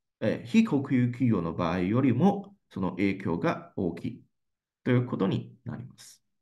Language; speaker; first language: Japanese; non-native, fluent; Chinese